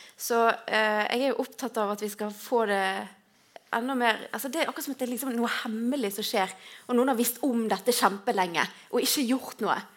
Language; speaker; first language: Norwegian; native; Norwegian